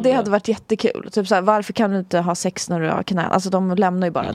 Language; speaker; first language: Swedish; native; Swedish